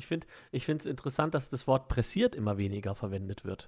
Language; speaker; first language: German; native; German